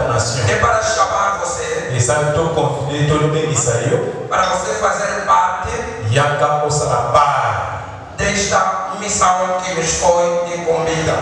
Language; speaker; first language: Portuguese; non-native, fluent; Lingala